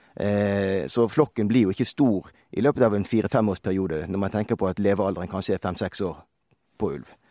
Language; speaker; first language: Norwegian; native; Norwegian